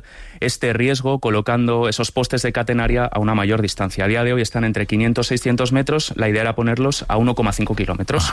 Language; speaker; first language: Spanish; native; Spanish